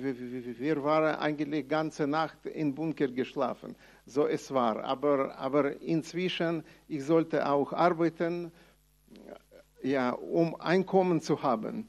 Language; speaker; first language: German; non-native, fluent; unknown